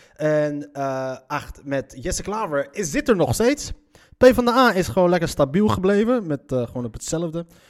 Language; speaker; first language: Dutch; early bilingual, other home language; Arabic